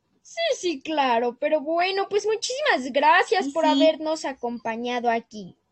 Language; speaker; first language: Spanish; native; Spanish